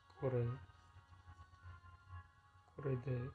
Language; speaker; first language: Japanese; non-native, learner; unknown